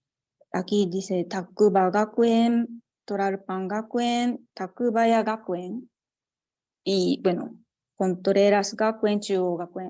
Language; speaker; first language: Spanish; non-native, fluent; Japanese